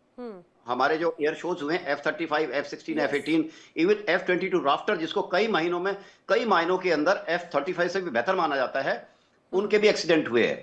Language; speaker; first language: Hindi; native; Hindi